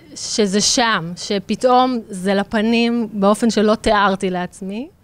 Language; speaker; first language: Hebrew; native; Hebrew